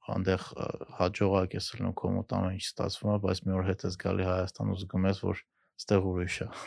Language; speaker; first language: Armenian; native; Armenian